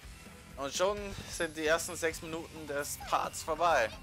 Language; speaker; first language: German; native; German